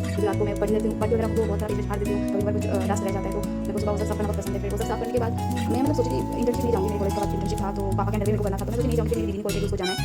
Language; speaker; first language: Hindi; non-native, local second language; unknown